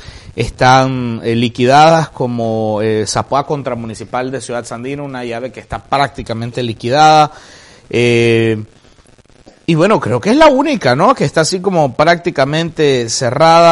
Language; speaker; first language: Spanish; native; Spanish